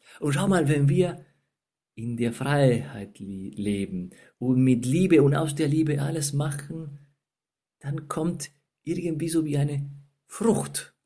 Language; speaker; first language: German; non-native, fluent; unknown